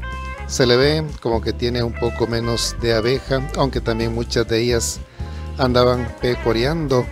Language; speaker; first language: Spanish; native; Spanish